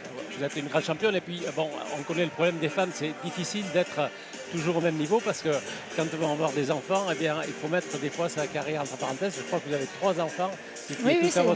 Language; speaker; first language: French; native; French